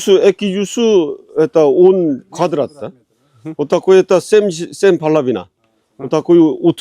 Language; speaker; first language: Russian; non-native, learner; Korean